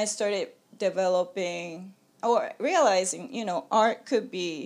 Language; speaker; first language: English; non-native, fluent; Japanese